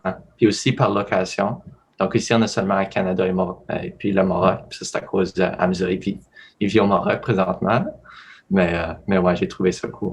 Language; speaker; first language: French; native; French